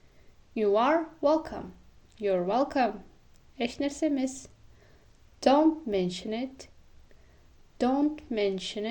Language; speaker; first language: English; non-native, fluent; Kyrgyz